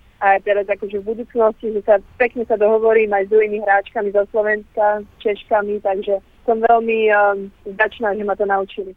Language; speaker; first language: Slovak; early bilingual, heritage; Slovak